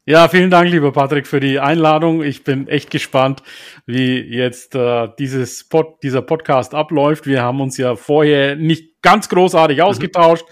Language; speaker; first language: German; early bilingual, other home language; Turkish